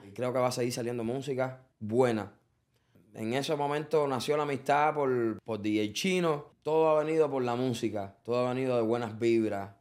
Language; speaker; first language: Spanish; native; Spanish